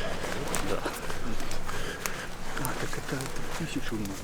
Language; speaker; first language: Russian; non-native, local second language; Ukrainian